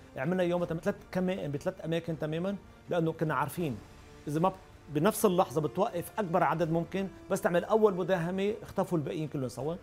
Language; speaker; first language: Arabic; native; Arabic